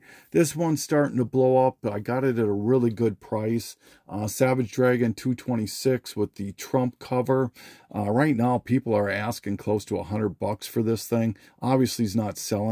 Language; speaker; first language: English; native; English